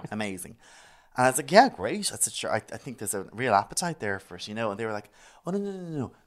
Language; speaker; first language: English; native; English